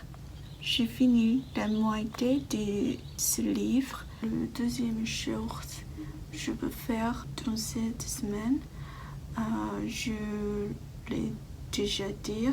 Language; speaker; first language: French; non-native, learner; Japanese